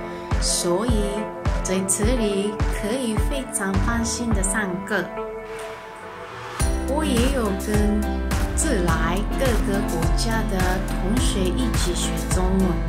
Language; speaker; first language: Chinese; non-native, learner; Japanese